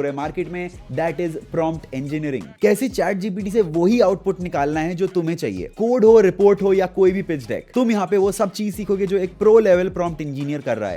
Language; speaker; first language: Hindi; native; Hindi